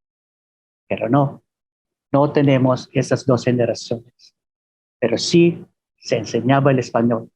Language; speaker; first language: Spanish; non-native, fluent; Filipino